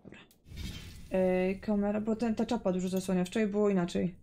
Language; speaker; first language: Polish; native; Polish